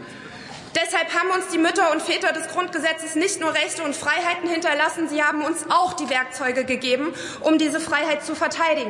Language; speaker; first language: German; early bilingual, other home language; Arabic